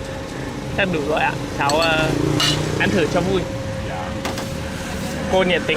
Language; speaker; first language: Vietnamese; non-native, fluent; English